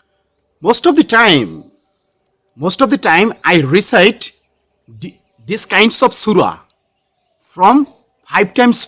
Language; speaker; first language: English; non-native, learner; Bangla